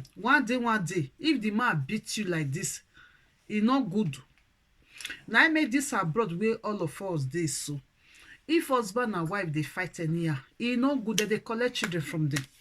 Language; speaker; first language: Nigerian Pidgin; non-native, local second language; Bini